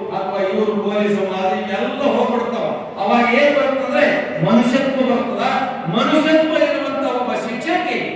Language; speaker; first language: Kannada; native; Kannada